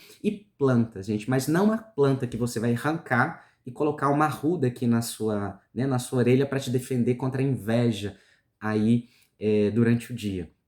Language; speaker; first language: Portuguese; native; Portuguese